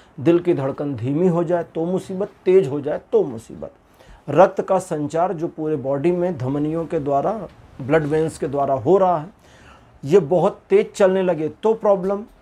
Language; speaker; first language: Hindi; native; Hindi